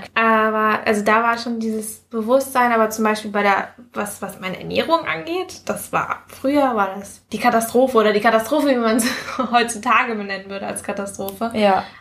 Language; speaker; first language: German; early bilingual, other home language; Spanish